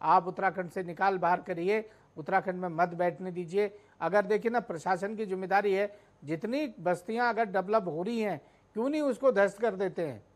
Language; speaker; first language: Hindi; native; Hindi